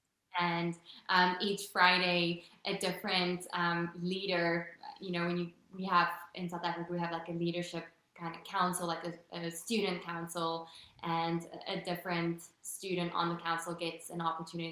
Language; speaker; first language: English; non-native, local second language; Afrikaans